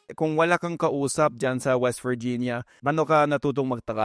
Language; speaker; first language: Filipino; non-native, fluent; English